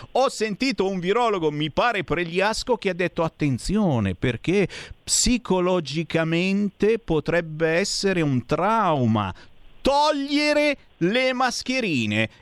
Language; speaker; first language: Italian; native; Italian